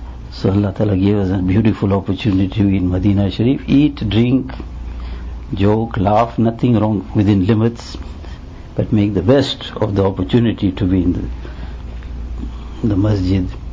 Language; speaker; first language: English; native; English